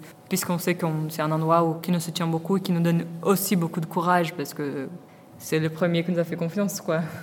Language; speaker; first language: French; non-native, fluent; Portuguese